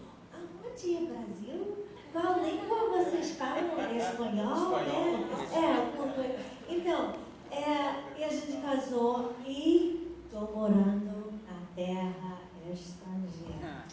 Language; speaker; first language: Portuguese; non-native, fluent; English